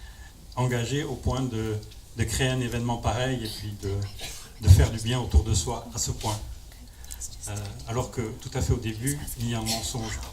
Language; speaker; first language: French; native; French